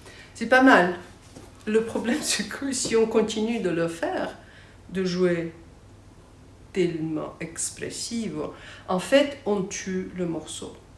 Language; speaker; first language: French; non-native, fluent; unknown